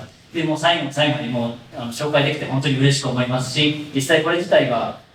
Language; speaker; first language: Japanese; native; Japanese